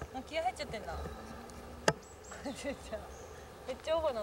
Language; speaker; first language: Japanese; native; Japanese